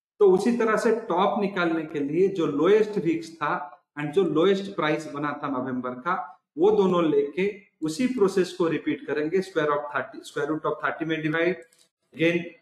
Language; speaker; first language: Hindi; non-native, local second language; Odia